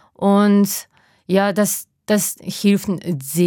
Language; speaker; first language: German; non-native, fluent; Japanese